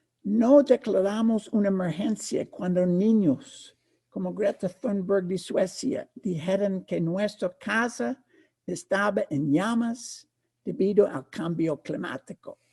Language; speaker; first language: Spanish; non-native, fluent; English